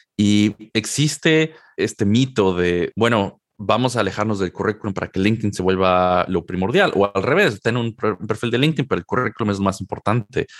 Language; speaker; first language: Spanish; native; Spanish